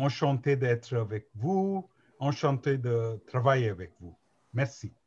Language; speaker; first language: French; non-native, learner; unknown